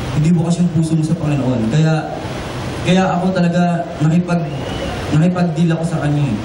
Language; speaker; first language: Filipino; native; Filipino